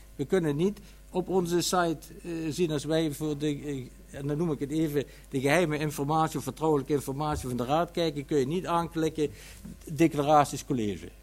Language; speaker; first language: Dutch; native; Dutch